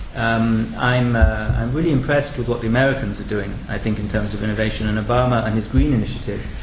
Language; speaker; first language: English; native; English